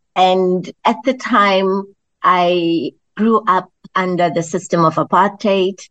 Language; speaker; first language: English; non-native, local second language; Zulu